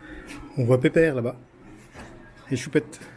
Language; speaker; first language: French; native; French